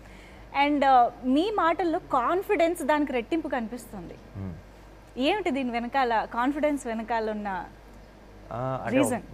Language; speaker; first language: Telugu; native; Telugu